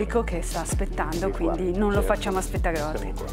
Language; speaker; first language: Italian; native; Italian